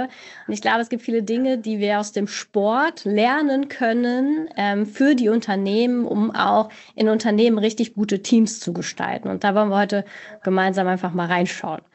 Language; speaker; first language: German; native; German